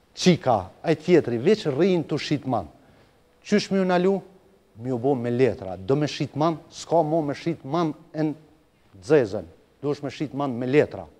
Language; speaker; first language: Albanian; native; Albanian